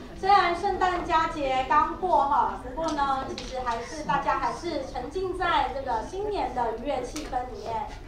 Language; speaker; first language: Chinese; native; Chinese